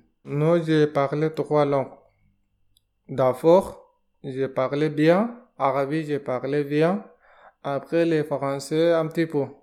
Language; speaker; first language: French; non-native, learner; Arabic